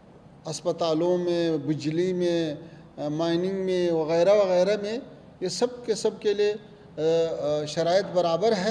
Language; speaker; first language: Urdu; non-native, fluent; Pashto